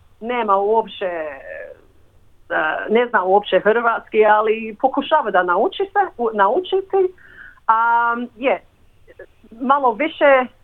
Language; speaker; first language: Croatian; early bilingual, heritage; English